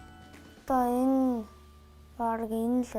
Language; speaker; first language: Mongolian; early bilingual, heritage; Mongolian